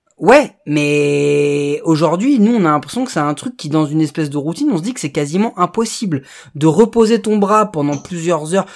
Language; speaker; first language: French; native; French